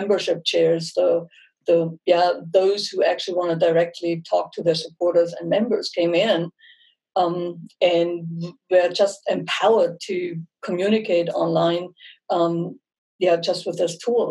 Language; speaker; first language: English; non-native, fluent; German